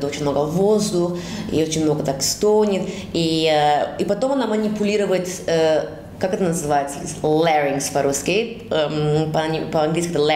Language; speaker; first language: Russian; early bilingual, heritage; Russian